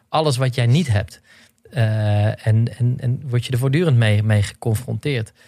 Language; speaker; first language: Dutch; native; Dutch